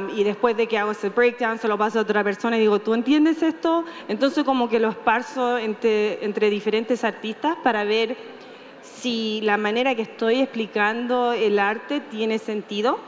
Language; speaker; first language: Spanish; native; Spanish